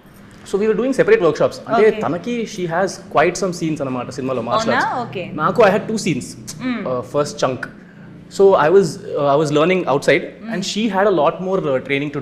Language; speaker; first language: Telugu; native; Telugu